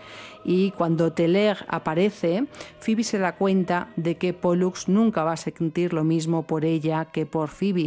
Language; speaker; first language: Spanish; native; Spanish